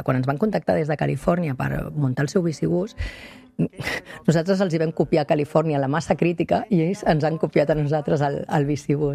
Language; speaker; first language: Catalan; native; Catalan